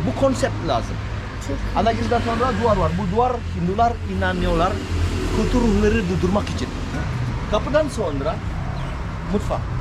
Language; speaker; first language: Turkish; non-native, learner; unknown